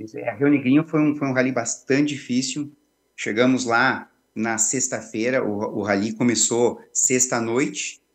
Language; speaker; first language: Portuguese; native; Portuguese